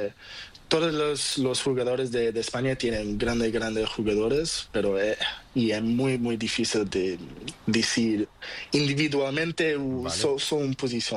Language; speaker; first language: Spanish; non-native, learner; Portuguese